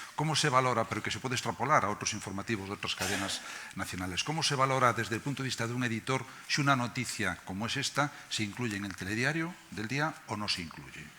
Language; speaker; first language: Spanish; native; Spanish